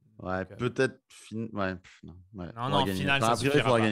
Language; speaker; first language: French; native; French